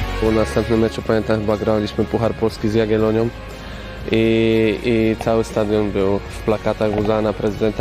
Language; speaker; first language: Polish; native; Polish